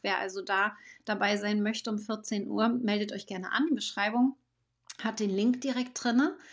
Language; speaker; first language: German; native; German